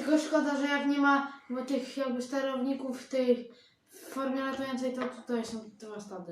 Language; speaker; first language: Polish; native; Polish